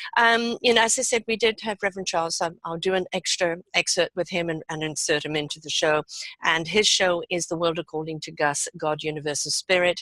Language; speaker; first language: English; native; English